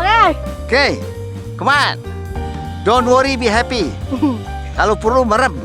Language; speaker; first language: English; non-native, fluent; Indonesian